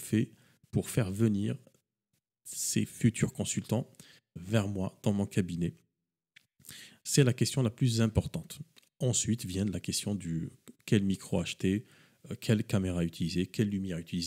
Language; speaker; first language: French; native; French